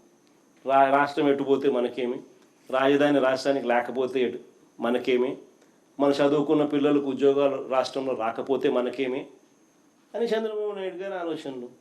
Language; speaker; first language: Telugu; native; Telugu